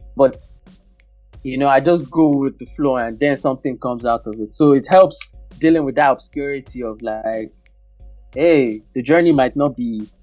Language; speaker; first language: English; non-native, local second language; Yoruba